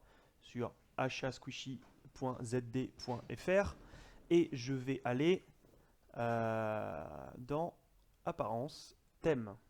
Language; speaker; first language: French; native; French